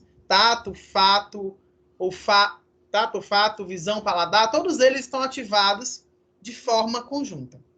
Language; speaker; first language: Portuguese; native; Portuguese